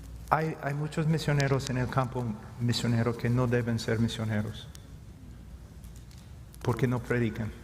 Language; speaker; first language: Spanish; non-native, fluent; English